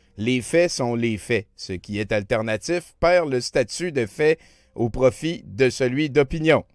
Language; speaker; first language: French; native; French